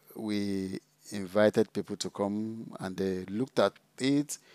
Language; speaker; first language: English; non-native, local second language; Igbo